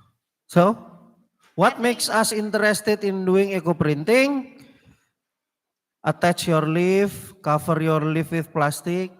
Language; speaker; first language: English; non-native, fluent; Indonesian